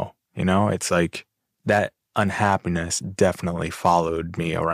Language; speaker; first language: English; native; English